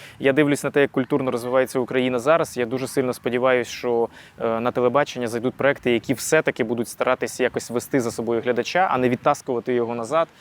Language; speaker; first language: Ukrainian; non-native, local second language; Russian